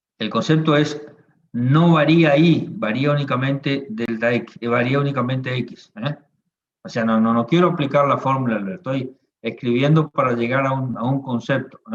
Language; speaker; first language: Spanish; native; Spanish